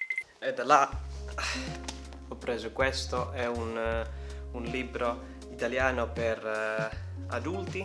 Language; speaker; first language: Italian; non-native, learner; Finnish